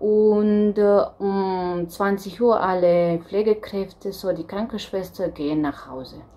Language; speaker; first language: German; non-native, fluent; Romanian